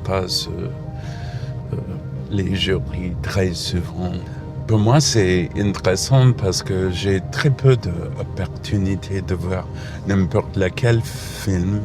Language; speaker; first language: French; non-native, fluent; English